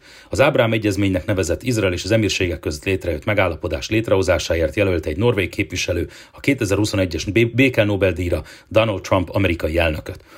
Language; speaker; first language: Hungarian; native; Hungarian